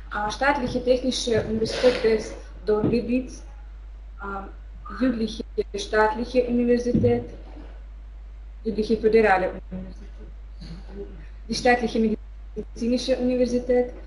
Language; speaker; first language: German; non-native, learner; Russian